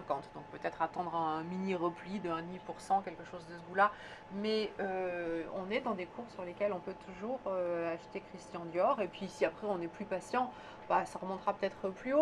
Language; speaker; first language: French; native; French